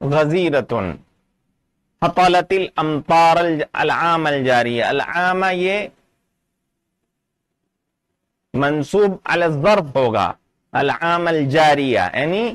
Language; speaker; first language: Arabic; non-native, fluent; Urdu